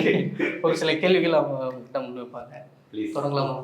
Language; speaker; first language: Tamil; native; Tamil